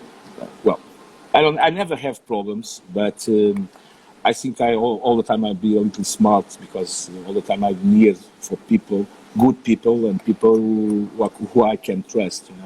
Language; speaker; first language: English; non-native, learner; Portuguese